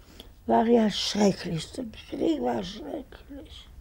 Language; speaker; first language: German; early bilingual, other home language; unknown